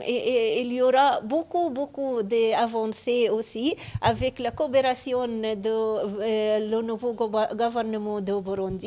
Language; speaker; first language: French; non-native, fluent; Arabic